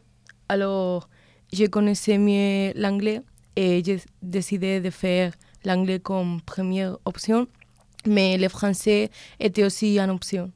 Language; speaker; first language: French; non-native, learner; Spanish